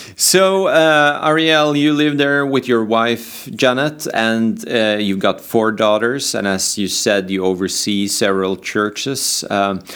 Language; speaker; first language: English; non-native, fluent; Norwegian